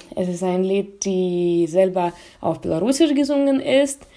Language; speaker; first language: German; non-native, fluent; Russian